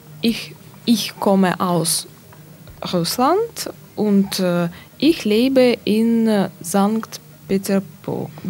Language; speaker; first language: German; non-native, learner; Russian